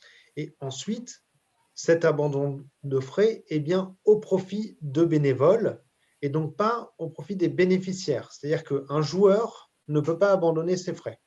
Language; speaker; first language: French; native; French